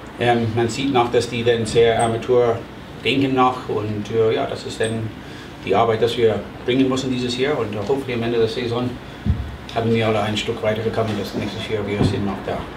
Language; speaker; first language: German; non-native, fluent; English